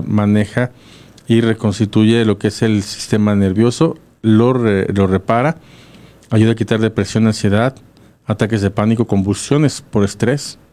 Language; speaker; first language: Spanish; native; Spanish